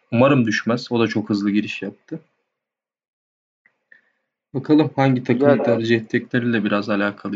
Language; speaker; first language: Turkish; native; Turkish